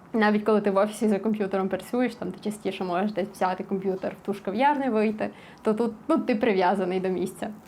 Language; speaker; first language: Ukrainian; native; Ukrainian